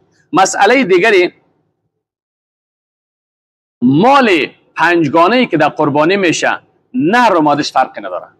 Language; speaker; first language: Persian; native; Persian